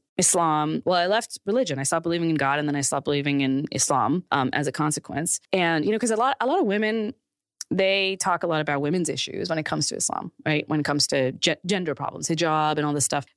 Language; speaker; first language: English; early bilingual, other home language; Urdu